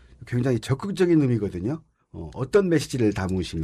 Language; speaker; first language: Korean; native; Korean